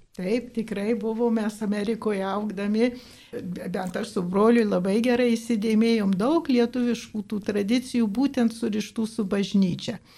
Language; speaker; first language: Lithuanian; early bilingual, heritage; Lithuanian